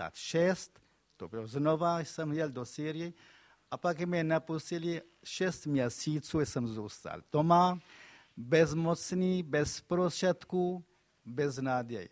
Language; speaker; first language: Czech; non-native, fluent; Kurdish